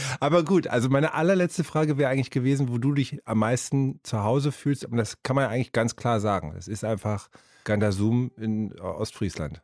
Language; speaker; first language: German; native; German